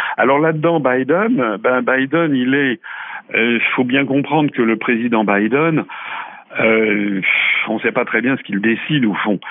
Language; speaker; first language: French; native; French